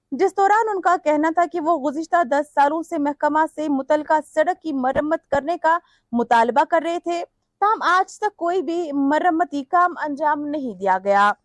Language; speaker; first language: Urdu; non-native, local second language; Kashmiri